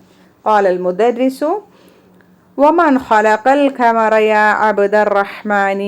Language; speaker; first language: Arabic; non-native, fluent; Malayalam